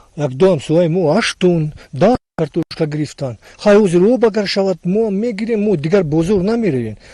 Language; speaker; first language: Tajik; native; Tajik